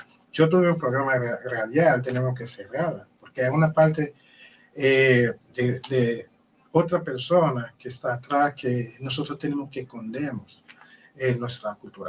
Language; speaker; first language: Spanish; non-native, learner; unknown